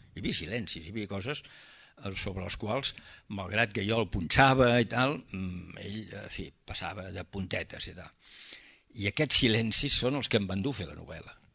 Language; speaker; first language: Catalan; early bilingual, heritage; Catalan